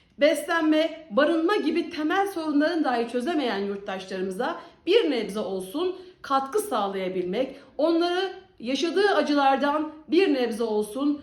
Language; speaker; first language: Turkish; native; Turkish